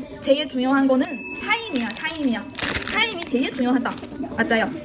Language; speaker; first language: Korean; non-native, learner; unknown